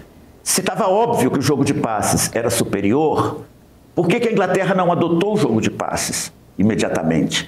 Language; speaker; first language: Portuguese; native; Portuguese